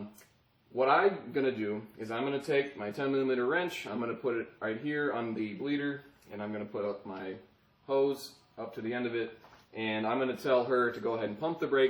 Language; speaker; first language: English; native; English